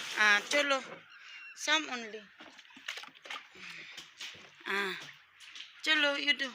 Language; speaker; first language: English; non-native, learner; Hiligaynon